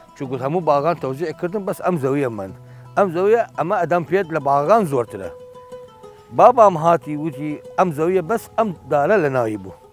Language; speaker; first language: Central Kurdish; native; Central Kurdish